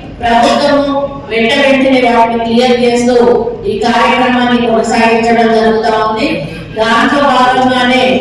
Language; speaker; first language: Telugu; native; Telugu